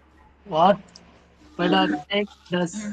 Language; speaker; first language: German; non-native, learner; Tamil